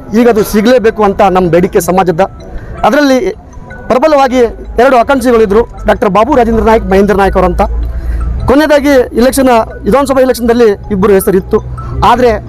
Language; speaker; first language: Kannada; non-native, local second language; Lambadi